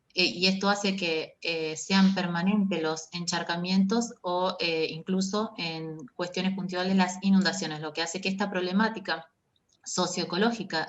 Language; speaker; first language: Spanish; native; Spanish